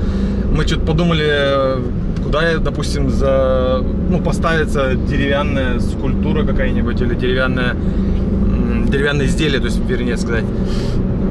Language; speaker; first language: Russian; native; Russian